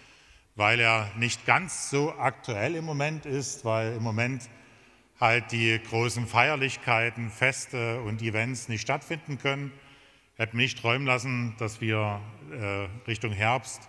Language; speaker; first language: German; native; German